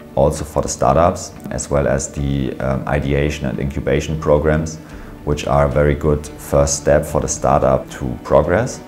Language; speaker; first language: English; non-native, fluent; German